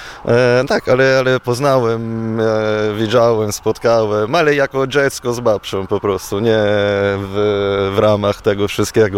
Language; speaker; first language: Polish; non-native, fluent; Italian